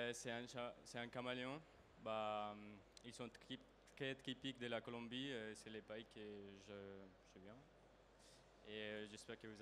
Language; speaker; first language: French; non-native, learner; Spanish